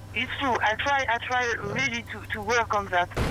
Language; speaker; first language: English; non-native, learner; French